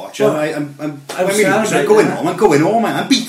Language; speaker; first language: English; native; English